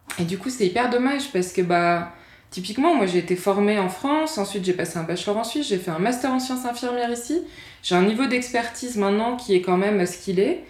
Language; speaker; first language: French; native; French